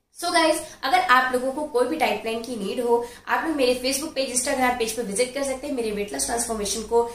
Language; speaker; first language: Hindi; native; Hindi